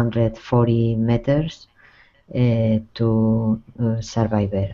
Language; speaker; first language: English; non-native, learner; Spanish